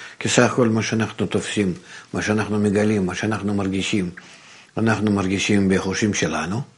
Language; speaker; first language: Hebrew; non-native, fluent; Russian